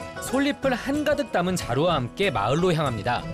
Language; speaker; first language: Korean; native; Korean